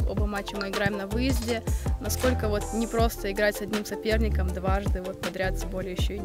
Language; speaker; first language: Russian; native; Russian